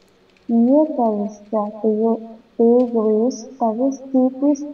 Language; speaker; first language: Russian; non-native, learner; Vietnamese